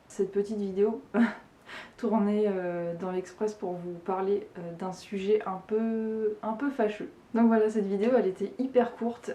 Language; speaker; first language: French; native; French